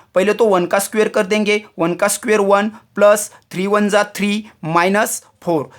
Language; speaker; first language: Hindi; non-native, local second language; Marathi